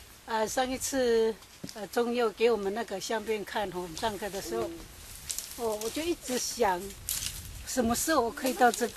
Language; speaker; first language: Chinese; non-native, local second language; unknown